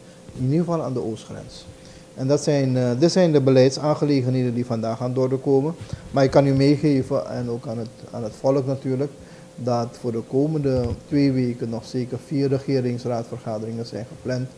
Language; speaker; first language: Dutch; native; Dutch